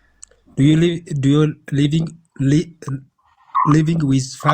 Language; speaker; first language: English; non-native, learner; Amharic